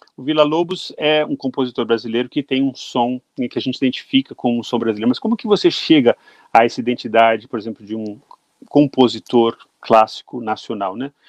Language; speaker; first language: Portuguese; native; Portuguese